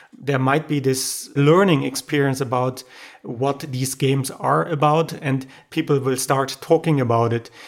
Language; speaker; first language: English; non-native, fluent; German